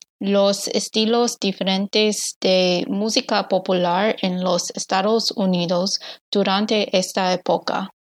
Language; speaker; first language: Spanish; non-native, learner; English